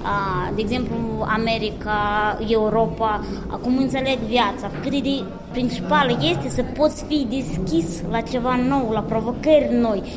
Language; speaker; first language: Romanian; non-native, local second language; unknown